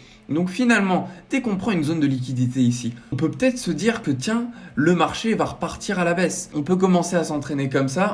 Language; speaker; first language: French; native; French